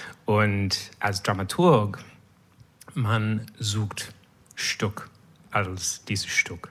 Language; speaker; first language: German; non-native, learner; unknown